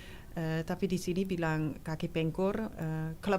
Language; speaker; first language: Indonesian; non-native, fluent; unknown